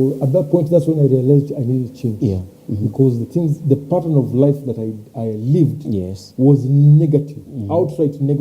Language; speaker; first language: English; non-native, local second language; Swahili